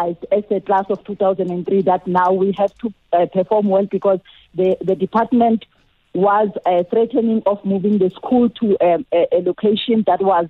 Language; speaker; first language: English; non-native, local second language; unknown